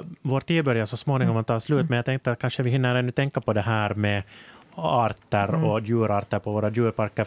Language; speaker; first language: Swedish; native; Swedish